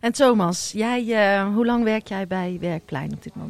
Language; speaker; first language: Dutch; native; Dutch